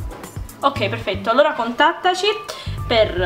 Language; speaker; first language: Italian; native; Italian